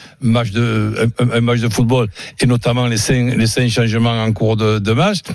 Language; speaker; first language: French; native; French